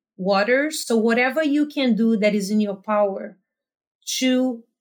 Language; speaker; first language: English; non-native, fluent; Portuguese